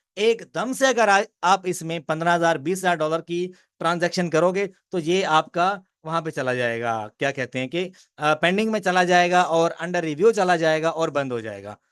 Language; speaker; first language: Urdu; non-native, local second language; Punjabi